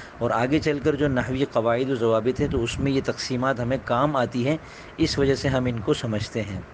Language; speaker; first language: Urdu; native; Urdu